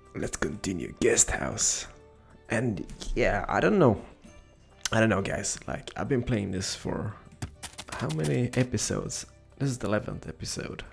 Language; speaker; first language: English; non-native, fluent; Polish